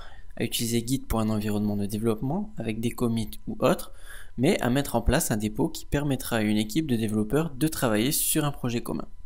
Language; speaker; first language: French; native; French